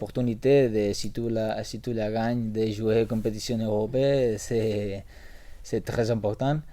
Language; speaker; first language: French; non-native, learner; Spanish